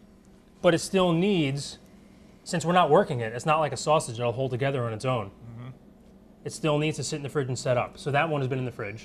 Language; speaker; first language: English; native; English